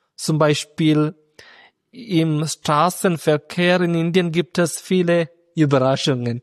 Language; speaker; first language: German; non-native, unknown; Malayalam